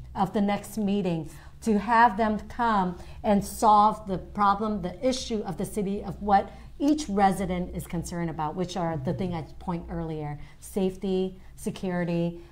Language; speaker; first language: English; early bilingual, other home language; Vietnamese